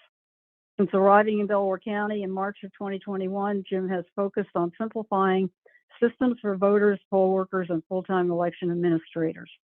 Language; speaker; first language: English; native; English